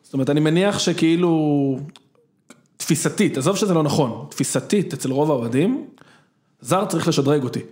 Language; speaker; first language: Hebrew; native; Hebrew